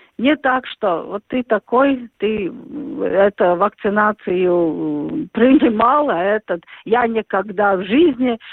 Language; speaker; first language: Russian; non-native, local second language; Latvian